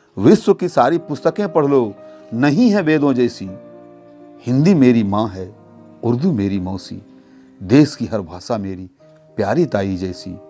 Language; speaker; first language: Hindi; native; Hindi